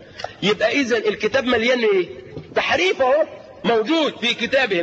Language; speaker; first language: Arabic; native; Arabic